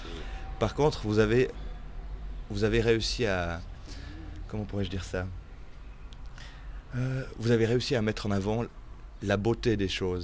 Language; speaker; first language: French; native; French